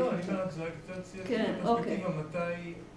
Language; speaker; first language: Hebrew; native; Hebrew